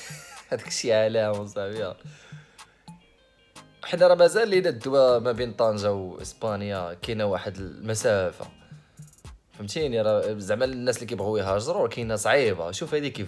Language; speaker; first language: Arabic; native; Arabic